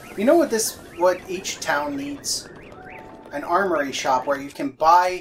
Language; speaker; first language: English; native; English